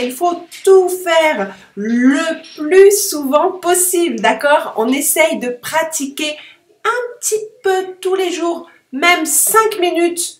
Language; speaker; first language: French; native; French